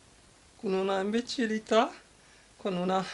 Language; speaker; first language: Italian; non-native, learner; German